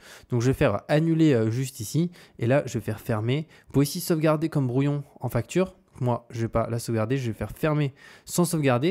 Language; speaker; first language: French; native; French